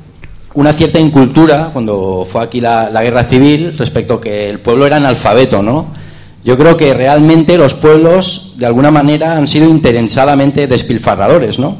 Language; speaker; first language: Spanish; native; Spanish